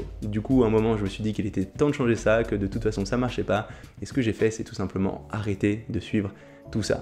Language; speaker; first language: French; native; French